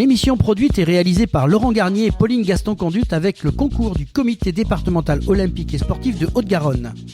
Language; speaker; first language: French; native; French